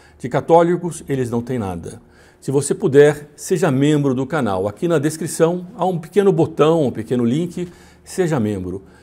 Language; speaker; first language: Portuguese; native; Portuguese